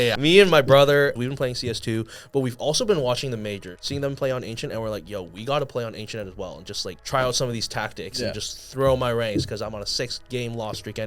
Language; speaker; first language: English; native; English